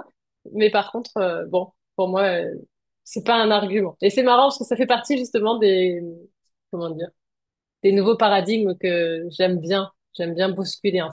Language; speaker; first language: French; native; French